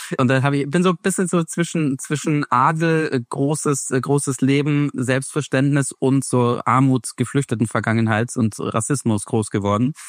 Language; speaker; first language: German; native; German